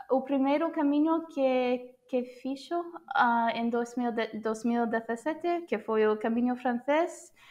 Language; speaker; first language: Galician; non-native, fluent; English